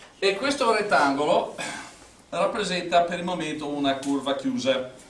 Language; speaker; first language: Italian; non-native, fluent; English